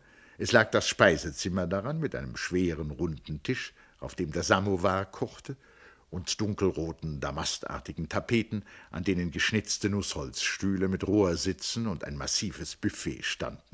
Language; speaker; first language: German; native; German